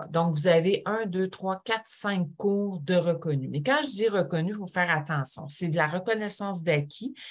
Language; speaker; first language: French; native; French